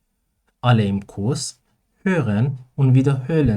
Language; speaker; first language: German; non-native, learner; Persian